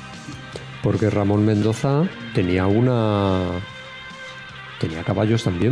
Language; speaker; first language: Spanish; native; Spanish